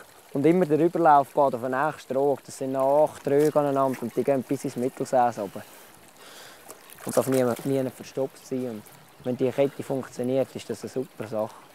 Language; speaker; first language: German; native; German